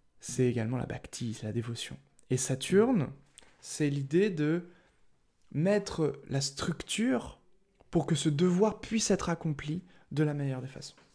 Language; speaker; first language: French; native; French